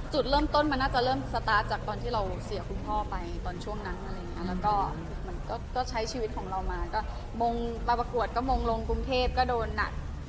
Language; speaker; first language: Thai; native; Thai